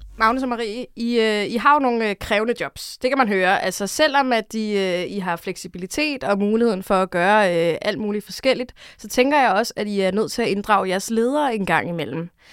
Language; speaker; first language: Danish; native; Danish